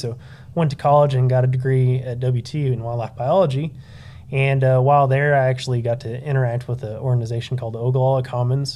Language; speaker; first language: English; native; English